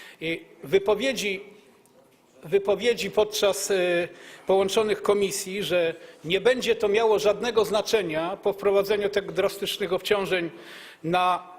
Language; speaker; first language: Polish; native; Polish